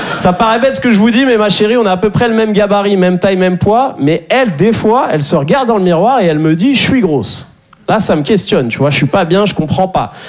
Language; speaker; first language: French; native; French